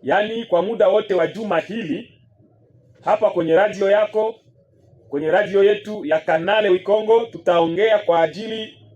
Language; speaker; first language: Swahili; native; Swahili